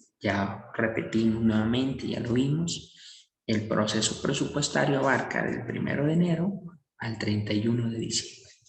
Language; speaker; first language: Spanish; native; Spanish